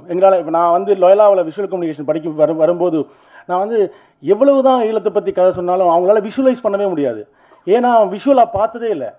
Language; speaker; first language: Tamil; native; Tamil